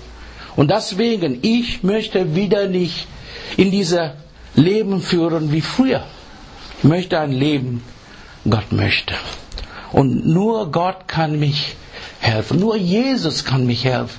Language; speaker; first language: German; non-native, learner; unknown